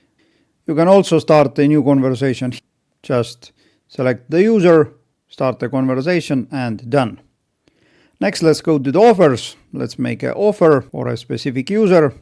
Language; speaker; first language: English; non-native, fluent; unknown